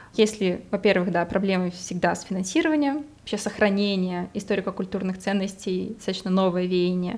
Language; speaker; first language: Russian; native; Russian